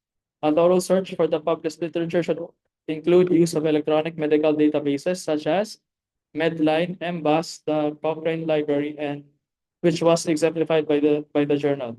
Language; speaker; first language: English; non-native, local second language; Filipino